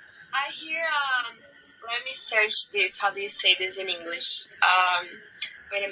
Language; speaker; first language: English; non-native, learner; Portuguese